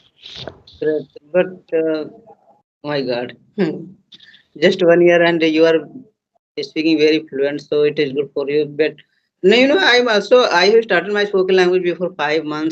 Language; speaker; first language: English; non-native, learner; Hindi